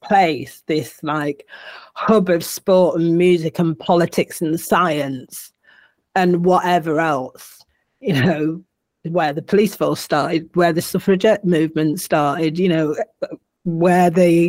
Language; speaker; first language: English; native; English